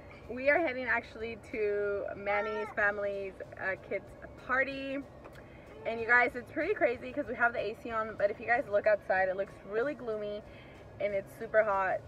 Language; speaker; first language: English; early bilingual, other home language; Spanish